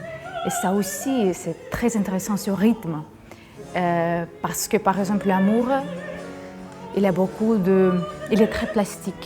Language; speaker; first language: French; non-native, fluent; Russian